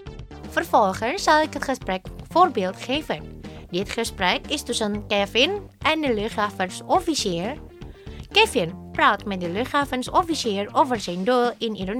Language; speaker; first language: Dutch; non-native, learner; Indonesian